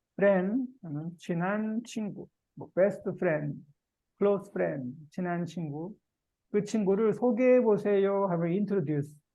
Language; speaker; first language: Korean; native; Korean